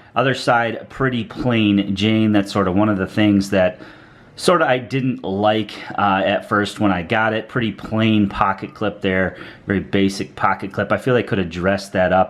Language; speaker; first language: English; native; English